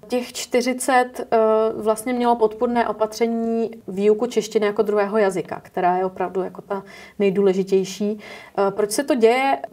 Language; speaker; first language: Czech; native; Czech